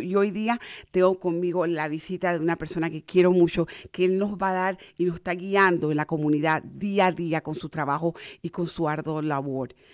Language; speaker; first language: Spanish; native; Spanish